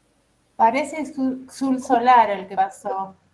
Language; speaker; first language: Spanish; native; Spanish